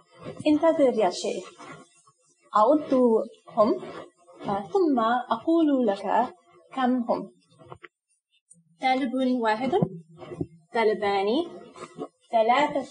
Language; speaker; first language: Arabic; non-native, learner; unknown